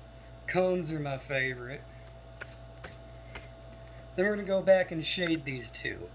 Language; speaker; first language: English; native; English